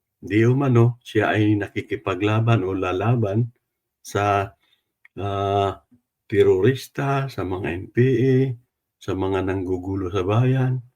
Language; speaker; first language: Filipino; non-native, local second language; Cebuano